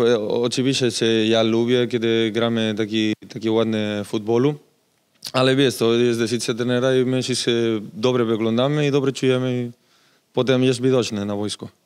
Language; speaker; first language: Polish; non-native, learner; Spanish